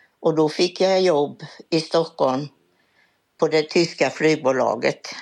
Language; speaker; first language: Swedish; native; Swedish